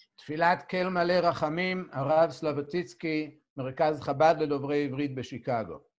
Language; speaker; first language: Hebrew; native; Hebrew